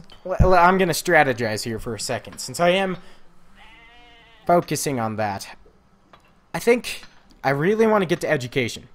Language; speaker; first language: English; native; English